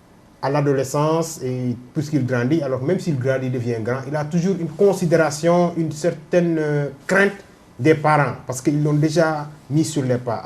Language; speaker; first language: French; non-native, local second language; Wolof